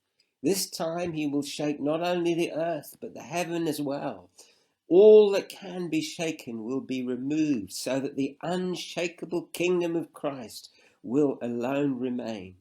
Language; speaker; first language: English; native; English